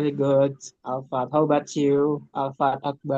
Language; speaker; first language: English; non-native, learner; Indonesian